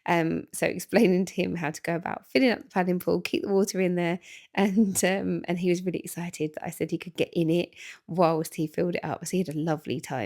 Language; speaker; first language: English; native; English